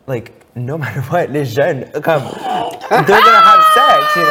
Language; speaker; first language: English; non-native, local second language; French